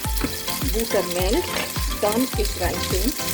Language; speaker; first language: German; non-native, learner; Hindi